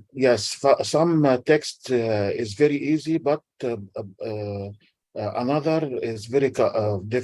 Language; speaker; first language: English; non-native, learner; Arabic